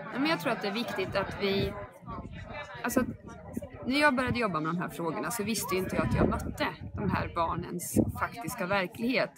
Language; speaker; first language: Swedish; native; Swedish